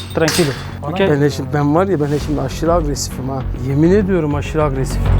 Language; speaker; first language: Turkish; native; Turkish